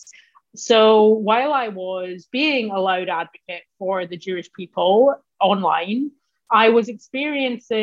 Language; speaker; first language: English; native; English